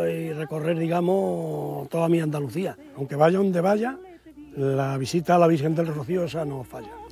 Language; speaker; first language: Spanish; native; Spanish